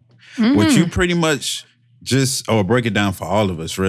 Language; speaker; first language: English; native; English